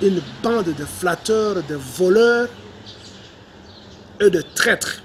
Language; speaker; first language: French; non-native, local second language; Lingala